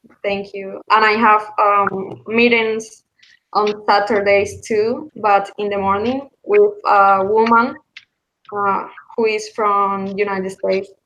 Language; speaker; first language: English; non-native, learner; Spanish